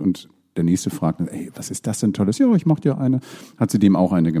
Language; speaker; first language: German; native; German